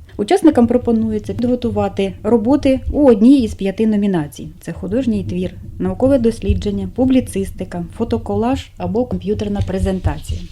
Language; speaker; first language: Ukrainian; native; Ukrainian